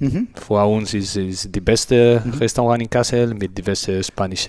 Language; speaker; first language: German; non-native, learner; Spanish